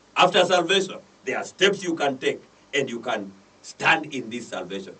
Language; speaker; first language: English; non-native, local second language; Swahili